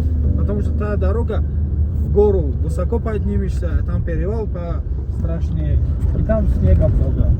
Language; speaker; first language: Russian; non-native, local second language; Tajik